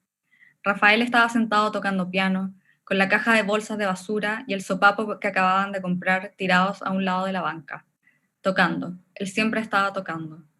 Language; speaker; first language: Spanish; native; Spanish